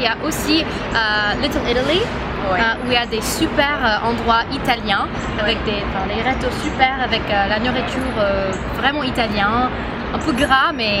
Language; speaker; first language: French; non-native, fluent; English